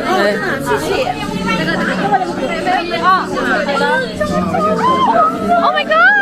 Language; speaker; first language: Chinese; non-native, learner; Thai